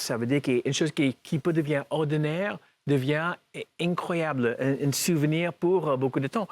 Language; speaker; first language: French; non-native, fluent; English